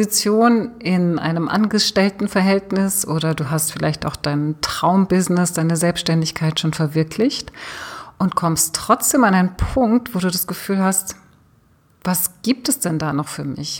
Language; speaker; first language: German; native; German